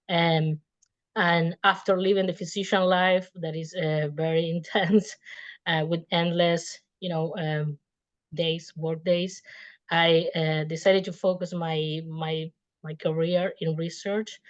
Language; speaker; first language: English; non-native, fluent; Spanish